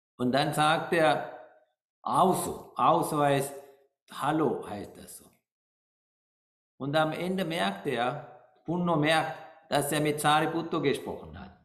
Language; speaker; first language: German; non-native, learner; Sinhala